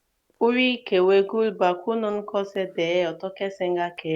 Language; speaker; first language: Korean; non-native, learner; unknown